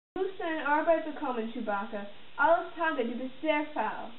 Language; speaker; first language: German; non-native, learner; English